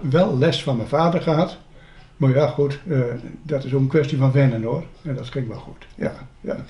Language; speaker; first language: Dutch; native; Dutch